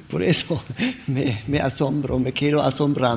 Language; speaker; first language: Spanish; non-native, learner; German